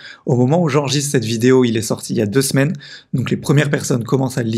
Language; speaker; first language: French; native; French